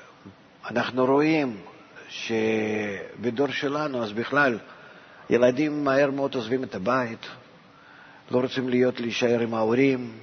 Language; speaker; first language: Hebrew; non-native, fluent; Russian